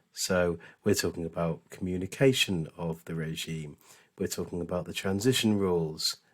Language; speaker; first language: English; native; English